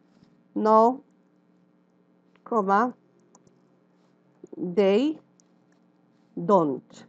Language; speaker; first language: English; non-native, learner; Spanish